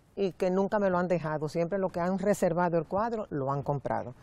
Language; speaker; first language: Spanish; native; Spanish